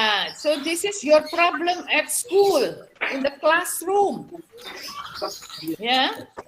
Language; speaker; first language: English; non-native, fluent; Javanese